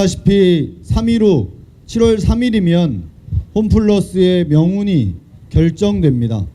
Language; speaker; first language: Korean; native; Korean